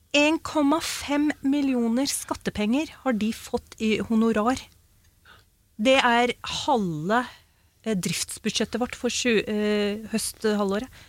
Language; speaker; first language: Norwegian; early bilingual, other home language; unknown